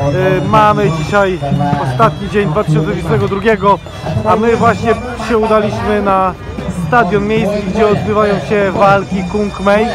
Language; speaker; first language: Polish; native; Polish